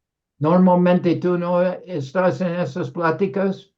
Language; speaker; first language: Spanish; non-native, fluent; English